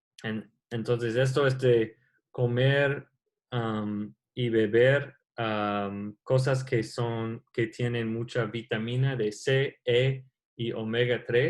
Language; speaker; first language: Spanish; non-native, learner; English